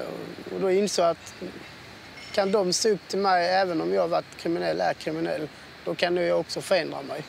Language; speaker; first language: Swedish; early bilingual, other home language; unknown